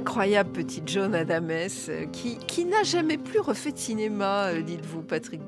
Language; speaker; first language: French; native; French